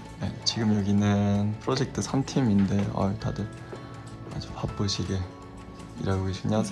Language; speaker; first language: Korean; non-native, fluent; Mongolian